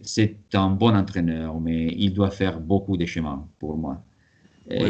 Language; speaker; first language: French; non-native, fluent; Italian